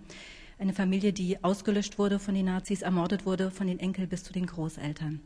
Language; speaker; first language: German; native; German